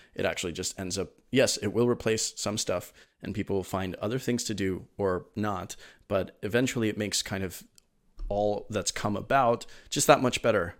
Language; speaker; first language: English; early bilingual, other home language; Spanish